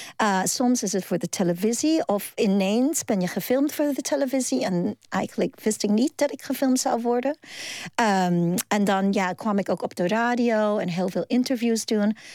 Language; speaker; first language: Dutch; non-native, fluent; Cantonese